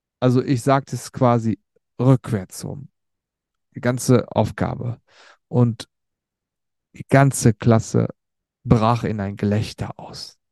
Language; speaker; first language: German; early bilingual, other home language; Turkish